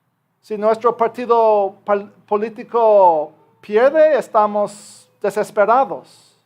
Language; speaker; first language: Spanish; non-native, fluent; English